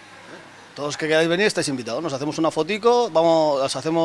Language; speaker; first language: Spanish; native; Spanish